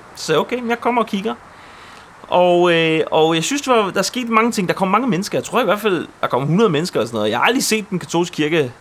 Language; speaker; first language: Danish; early bilingual, other home language; Polish